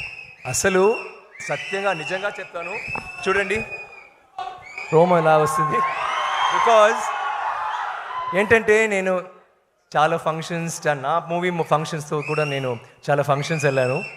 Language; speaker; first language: Telugu; non-native, learner; Tamil